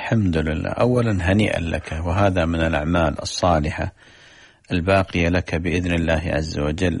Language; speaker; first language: Arabic; native; Arabic